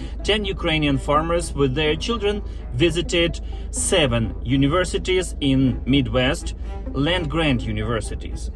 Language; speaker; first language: English; non-native, fluent; Ukrainian